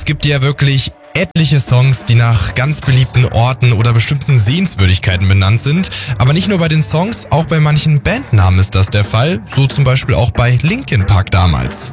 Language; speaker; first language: German; native; German